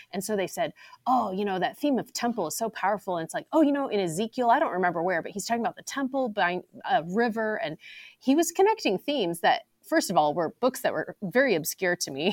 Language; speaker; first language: English; native; English